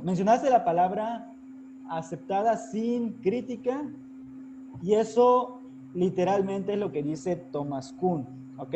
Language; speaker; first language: Spanish; native; Spanish